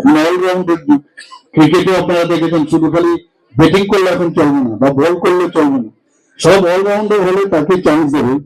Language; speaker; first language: Bangla; native; Bangla